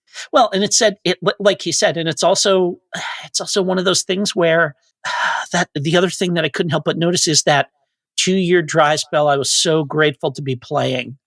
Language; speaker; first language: English; native; English